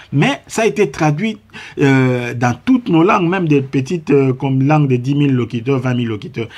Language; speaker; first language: French; non-native, local second language; Lingala